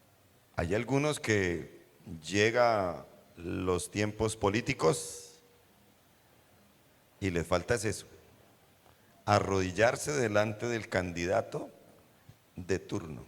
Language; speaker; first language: Spanish; native; Spanish